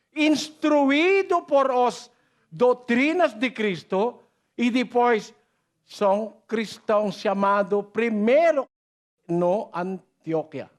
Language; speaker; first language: Portuguese; non-native, learner; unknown